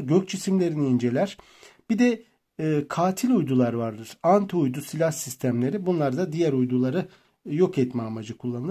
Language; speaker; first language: Turkish; native; Turkish